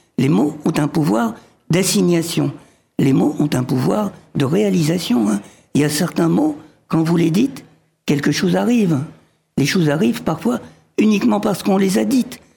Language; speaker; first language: French; early bilingual, other home language; Arabic